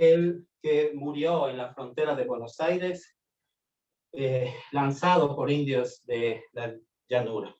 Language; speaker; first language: Spanish; native; Spanish